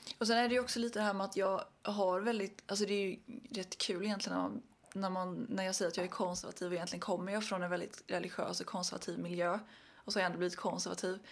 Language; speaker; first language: Swedish; early bilingual, other home language; Arabic